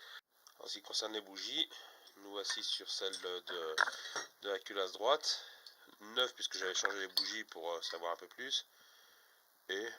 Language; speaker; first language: French; native; French